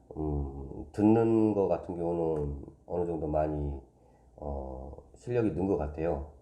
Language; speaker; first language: Korean; native; Korean